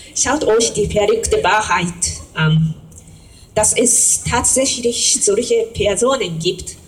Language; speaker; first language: German; non-native, fluent; Japanese